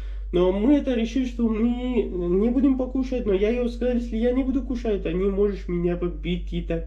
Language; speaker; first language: Russian; non-native, learner; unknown